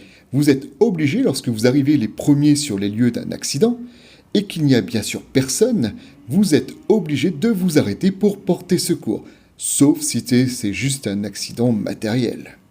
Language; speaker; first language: French; native; French